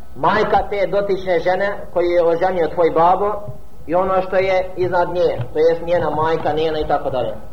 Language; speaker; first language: Bosnian; non-native, fluent; Arabic